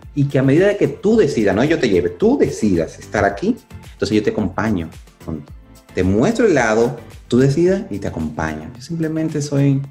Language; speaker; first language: Spanish; native; Spanish